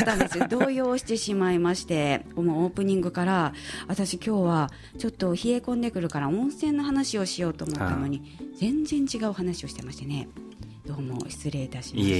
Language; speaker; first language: Japanese; native; Japanese